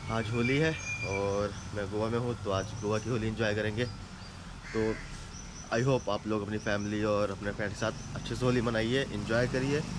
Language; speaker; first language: Hindi; native; Hindi